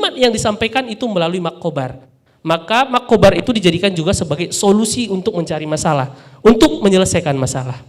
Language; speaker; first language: Indonesian; non-native, local second language; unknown